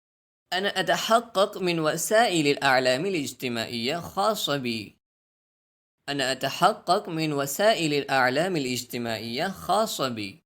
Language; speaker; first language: Arabic; non-native, fluent; Urdu